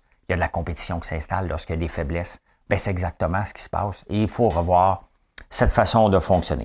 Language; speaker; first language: French; native; French